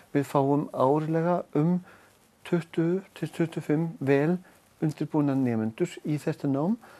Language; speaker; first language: Icelandic; non-native, fluent; German